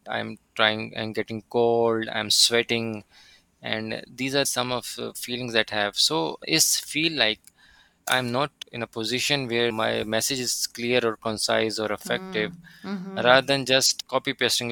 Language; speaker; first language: English; non-native, local second language; Urdu